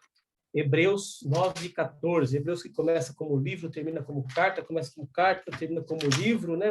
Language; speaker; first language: Portuguese; native; Portuguese